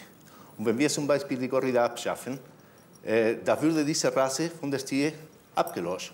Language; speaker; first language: German; non-native, fluent; Spanish